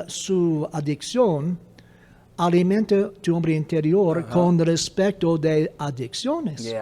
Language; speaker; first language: Spanish; non-native, fluent; English